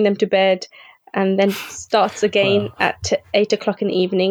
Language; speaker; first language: English; native; English